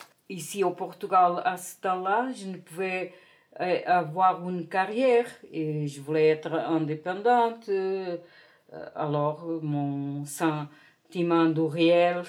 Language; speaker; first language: French; non-native, fluent; Portuguese